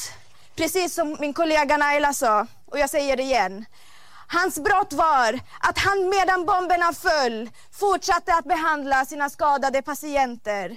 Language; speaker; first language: Swedish; non-native, fluent; Arabic